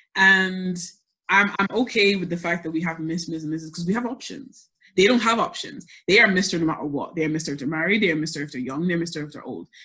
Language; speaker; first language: English; native; English